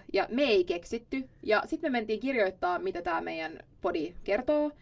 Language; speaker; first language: Finnish; non-native, local second language; Swedish